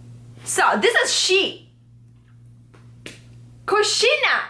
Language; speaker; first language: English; non-native, fluent; Russian